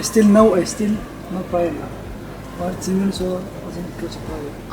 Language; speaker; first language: English; non-native, learner; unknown